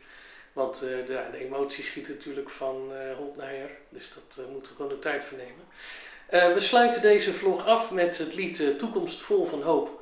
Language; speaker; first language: Dutch; native; Dutch